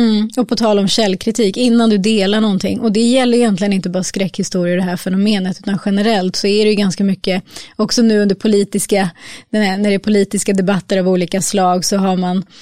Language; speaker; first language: Swedish; native; Swedish